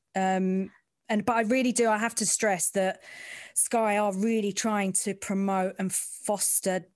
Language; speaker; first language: English; native; English